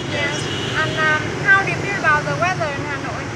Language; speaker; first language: English; non-native, learner; Vietnamese